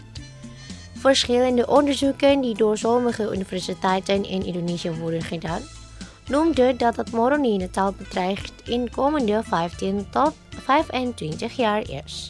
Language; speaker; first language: Dutch; non-native, fluent; Indonesian